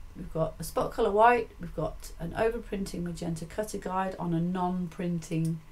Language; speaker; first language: English; native; English